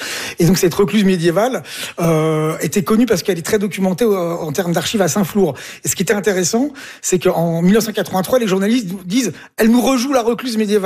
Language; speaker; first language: French; native; French